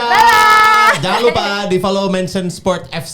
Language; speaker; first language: Indonesian; native; Indonesian